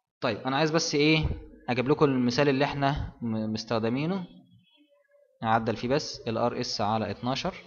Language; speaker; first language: Arabic; native; Arabic